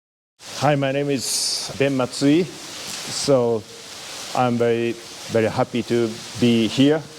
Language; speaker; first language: English; non-native, learner; Japanese